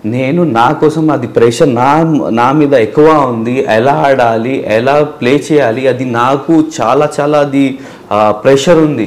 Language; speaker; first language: Telugu; non-native, learner; Hindi